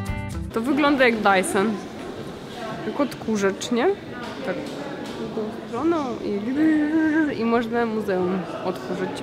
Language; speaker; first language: Polish; non-native, fluent; Russian